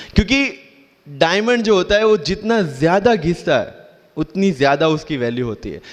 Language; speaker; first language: Hindi; non-native, local second language; Gujarati